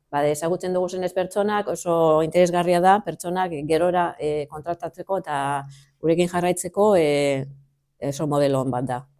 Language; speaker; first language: Basque; native; Basque